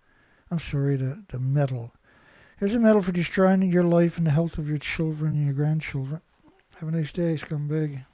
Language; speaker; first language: English; native; English